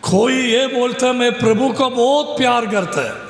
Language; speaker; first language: Hindi; non-native, local second language; Malayalam